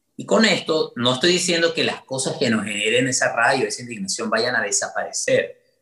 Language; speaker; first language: Spanish; native; Spanish